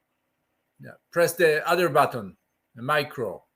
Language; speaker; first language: English; non-native, fluent; Polish